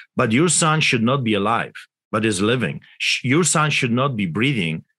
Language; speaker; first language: English; non-native, fluent; Polish